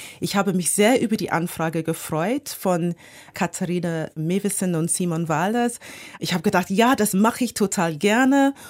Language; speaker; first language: German; non-native, fluent; English